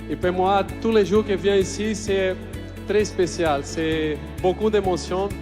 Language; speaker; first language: French; non-native, learner; Portuguese